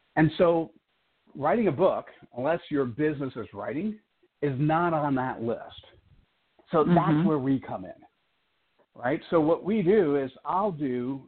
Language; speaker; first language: English; native; English